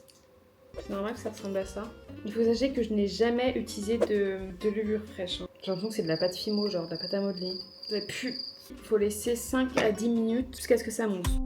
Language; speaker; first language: French; native; French